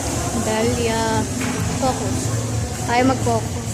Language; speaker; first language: Filipino; native; Filipino